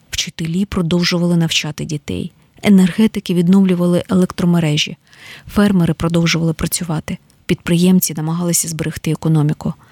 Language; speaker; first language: Ukrainian; native; Ukrainian